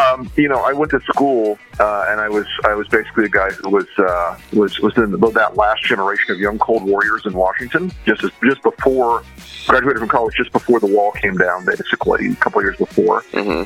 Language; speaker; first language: English; native; English